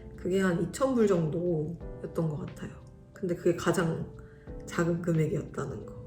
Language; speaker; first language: Korean; native; Korean